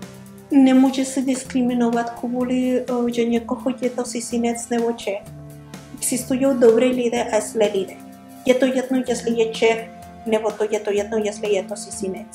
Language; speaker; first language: Czech; non-native, learner; Spanish